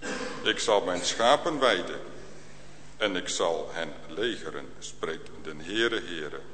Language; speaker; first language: Dutch; native; Dutch